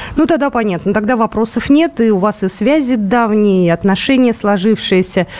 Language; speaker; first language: Russian; native; Russian